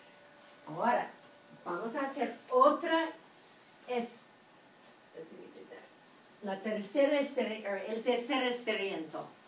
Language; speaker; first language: Spanish; non-native, fluent; English